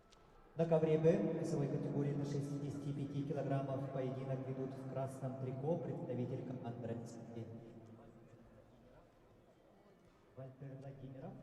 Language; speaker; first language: Russian; native; Russian